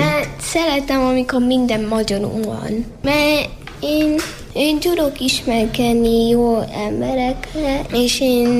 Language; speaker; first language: Hungarian; early bilingual, heritage; Hungarian